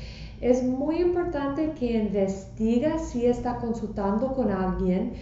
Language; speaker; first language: Spanish; non-native, fluent; English